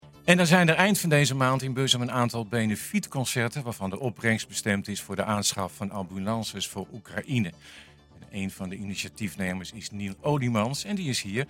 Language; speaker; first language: Dutch; native; Dutch